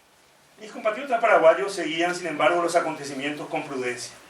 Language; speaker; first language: Spanish; native; Spanish